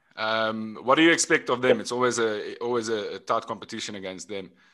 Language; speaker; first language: English; non-native, local second language; Afrikaans